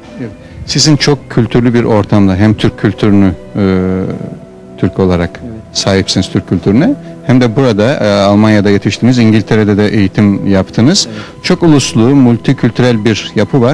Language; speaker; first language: Turkish; native; Turkish